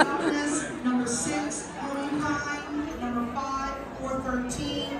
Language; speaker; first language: English; native; English